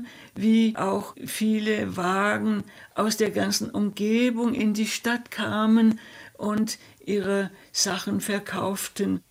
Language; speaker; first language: German; non-native, fluent; Danish